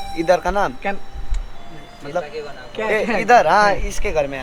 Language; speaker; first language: Hindi; non-native, local second language; Nepali